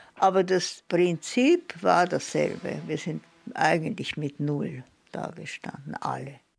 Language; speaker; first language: German; native; German